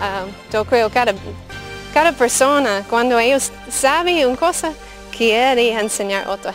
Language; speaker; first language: Spanish; non-native, learner; English